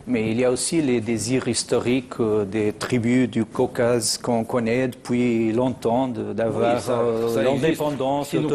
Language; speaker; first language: French; non-native, fluent; Portuguese